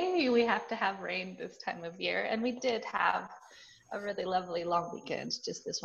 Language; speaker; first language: English; early bilingual, other home language; Portuguese